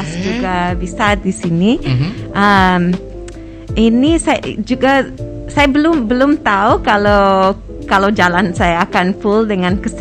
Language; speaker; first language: Indonesian; non-native, fluent; English